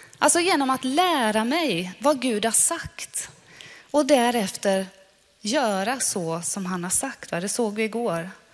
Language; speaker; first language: Swedish; non-native, fluent; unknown